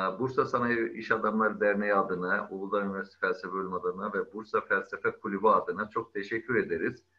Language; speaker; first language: Turkish; native; Turkish